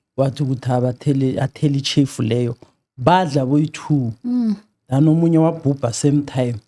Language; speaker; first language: Zulu; non-native, local second language; South Ndebele